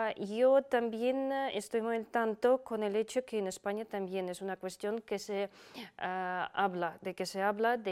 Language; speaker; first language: Spanish; non-native, fluent; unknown